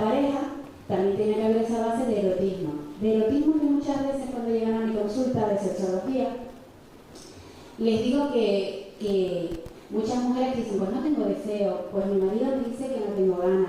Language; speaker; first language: Spanish; native; Spanish